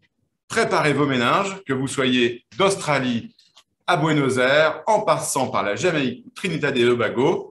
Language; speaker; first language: French; native; French